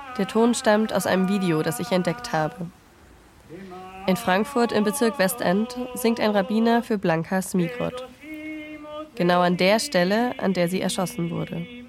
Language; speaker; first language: German; native; German